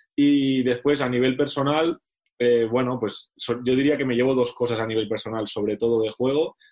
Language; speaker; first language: Spanish; native; Spanish